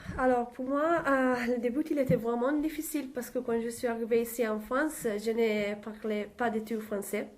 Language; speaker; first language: French; non-native, learner; Italian